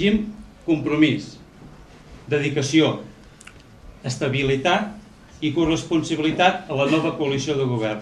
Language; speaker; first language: Catalan; native; Catalan